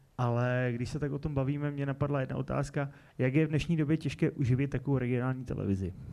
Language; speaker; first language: Czech; native; Czech